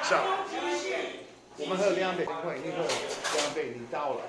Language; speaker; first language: Chinese; non-native, learner; English